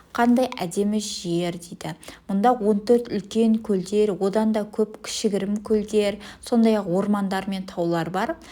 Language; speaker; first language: Kazakh; native; Kazakh